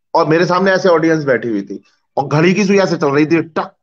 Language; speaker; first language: Hindi; native; Hindi